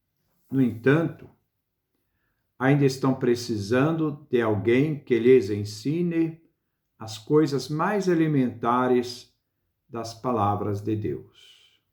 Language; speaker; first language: Portuguese; native; Portuguese